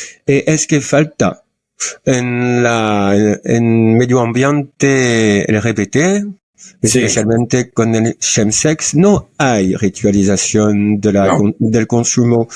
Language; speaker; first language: Spanish; non-native, learner; French